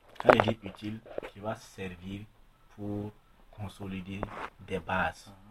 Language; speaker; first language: French; non-native, local second language; Mossi